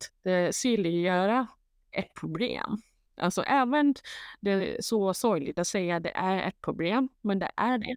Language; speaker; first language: Swedish; non-native, fluent; Thai